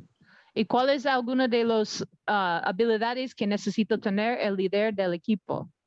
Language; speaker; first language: Spanish; non-native, learner; English